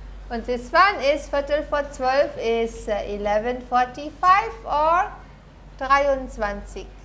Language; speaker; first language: German; native; German